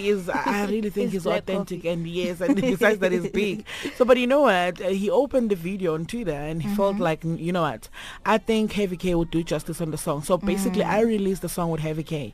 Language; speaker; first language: English; non-native, local second language; Swati